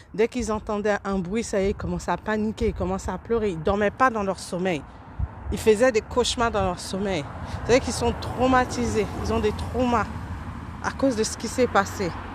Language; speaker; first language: French; early bilingual, other home language; Haitian Creole